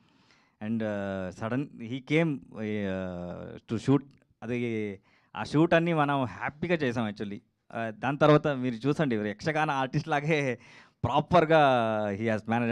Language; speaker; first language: Telugu; non-native, learner; Kannada